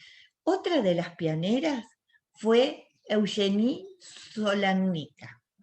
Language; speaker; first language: Spanish; native; Spanish